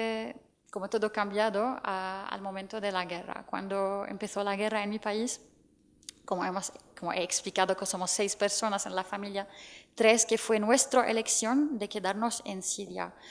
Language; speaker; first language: Spanish; non-native, fluent; Arabic